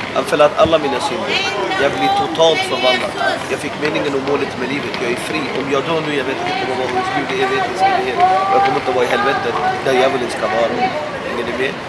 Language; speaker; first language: Swedish; non-native, fluent; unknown